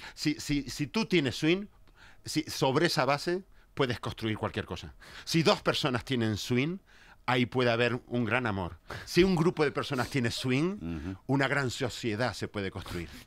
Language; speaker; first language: Spanish; native; Spanish